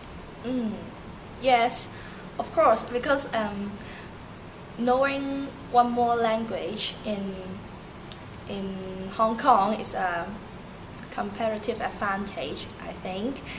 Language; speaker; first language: English; early bilingual, other home language; Turkish